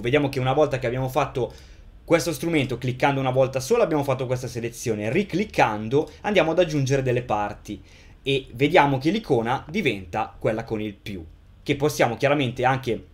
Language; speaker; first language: Italian; native; Italian